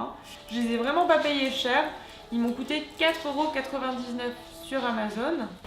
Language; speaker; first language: French; native; French